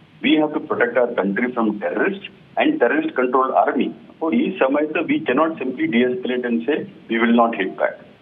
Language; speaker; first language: English; non-native, local second language; Malayalam